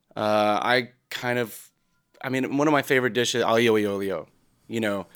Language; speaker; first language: English; native; English